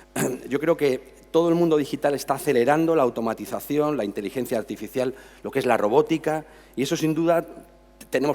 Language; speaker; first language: Spanish; native; Spanish